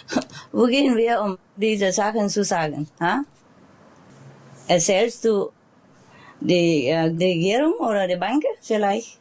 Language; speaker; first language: German; non-native, learner; Vietnamese